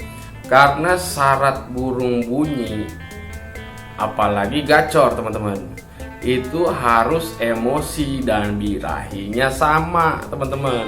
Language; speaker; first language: Indonesian; native; Indonesian